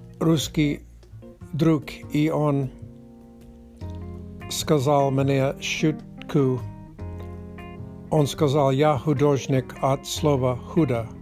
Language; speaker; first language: Russian; non-native, learner; English